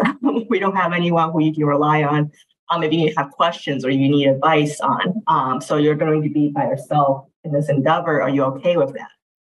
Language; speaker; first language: English; native; English